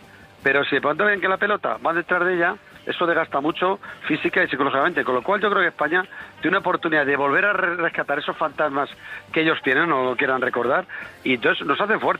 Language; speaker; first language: Spanish; native; Spanish